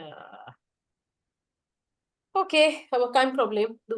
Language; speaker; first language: German; non-native, fluent; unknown